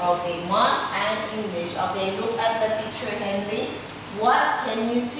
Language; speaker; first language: English; non-native, fluent; Vietnamese